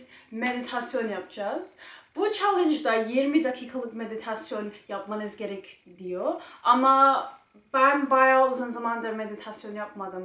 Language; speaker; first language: Turkish; early bilingual, heritage; Turkish